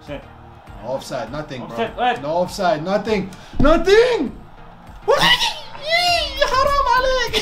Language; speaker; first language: English; non-native, learner; Arabic